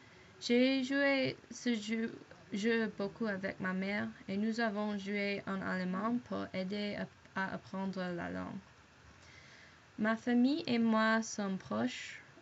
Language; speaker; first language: French; non-native, learner; English